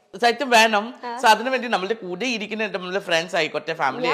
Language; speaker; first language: Malayalam; non-native, fluent; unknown